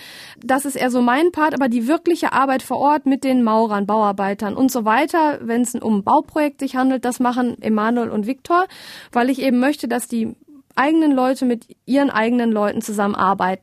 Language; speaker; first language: German; native; German